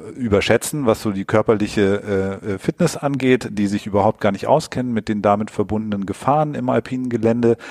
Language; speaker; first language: German; native; German